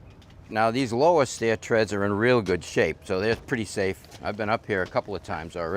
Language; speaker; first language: English; native; English